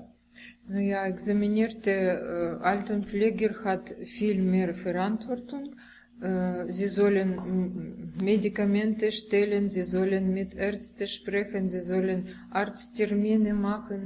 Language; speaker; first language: German; non-native, learner; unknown